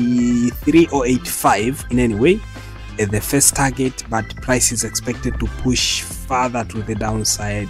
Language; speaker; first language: English; non-native, local second language; Swahili